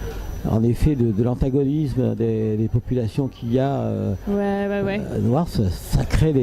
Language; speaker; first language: French; native; French